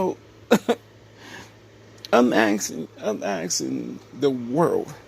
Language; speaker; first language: English; native; English